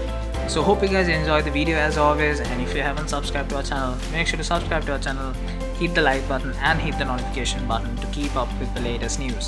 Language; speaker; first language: English; non-native, fluent; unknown